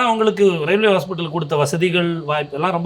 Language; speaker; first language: Tamil; native; Tamil